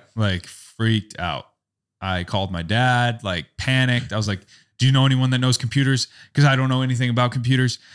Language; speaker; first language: English; native; English